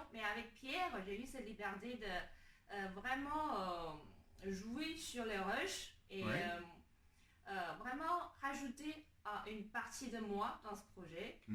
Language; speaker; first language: French; non-native, fluent; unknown